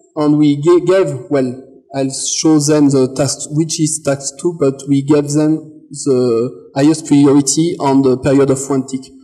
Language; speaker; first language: English; non-native, fluent; French